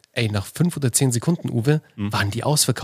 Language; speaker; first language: German; native; German